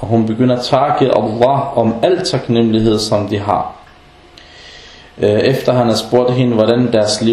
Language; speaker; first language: Danish; non-native, fluent; Arabic